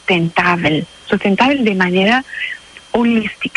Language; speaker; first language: Spanish; non-native, fluent; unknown